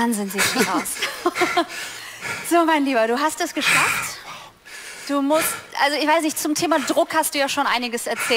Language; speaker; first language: German; native; German